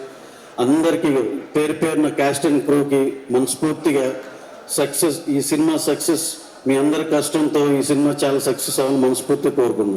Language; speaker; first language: Telugu; native; Telugu